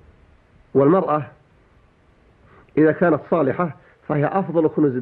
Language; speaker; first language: Arabic; native; Arabic